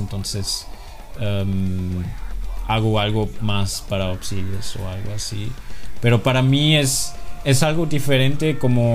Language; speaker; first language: Spanish; non-native, fluent; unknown